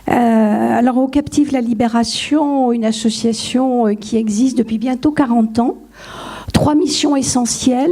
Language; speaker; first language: French; native; French